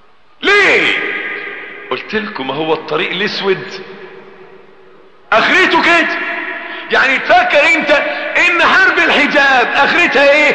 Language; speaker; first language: Arabic; native; Arabic